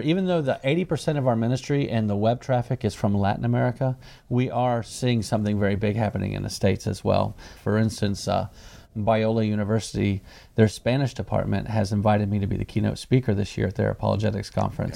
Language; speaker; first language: English; native; English